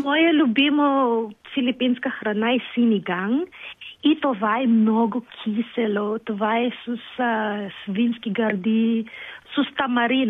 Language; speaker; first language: Bulgarian; non-native, learner; Filipino